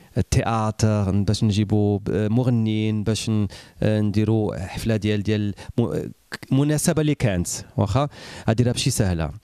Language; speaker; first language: Arabic; early bilingual, heritage; Arabic